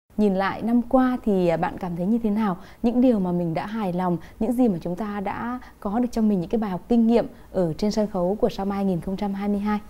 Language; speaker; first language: Vietnamese; native; Vietnamese